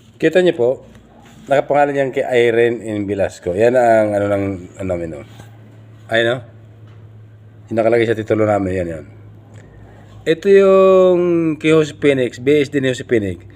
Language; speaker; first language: Filipino; non-native, local second language; Bikol